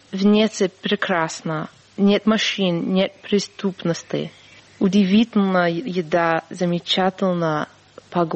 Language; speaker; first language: Russian; non-native, fluent; English